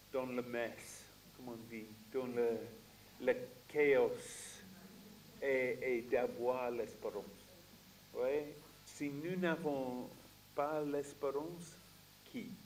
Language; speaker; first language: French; non-native, fluent; English